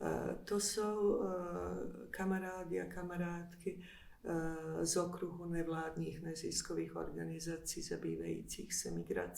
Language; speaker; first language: Czech; non-native, fluent; Bosnian